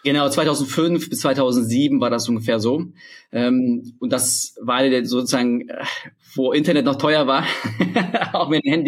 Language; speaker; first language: German; early bilingual, other home language; Russian